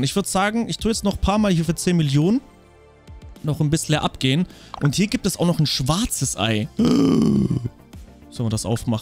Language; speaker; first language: German; native; German